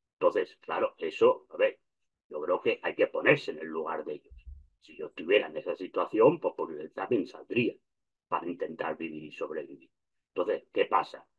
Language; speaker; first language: Spanish; native; Spanish